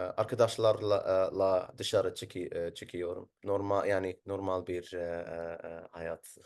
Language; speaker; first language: Turkish; non-native, learner; Arabic